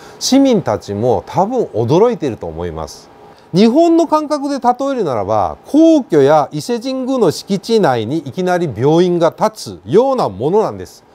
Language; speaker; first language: Japanese; native; Japanese